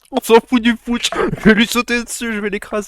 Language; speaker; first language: French; native; French